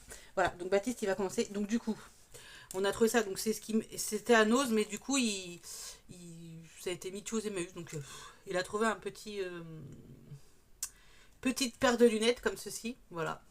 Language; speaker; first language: French; native; French